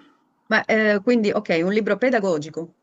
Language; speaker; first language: Italian; native; Italian